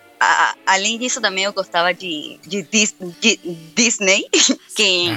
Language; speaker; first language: Portuguese; non-native, fluent; Spanish